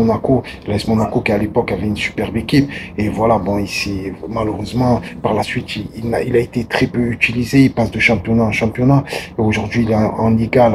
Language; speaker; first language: French; native; French